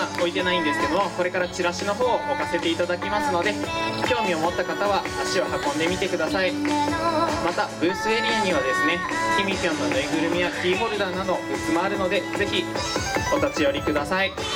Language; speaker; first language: Japanese; native; Japanese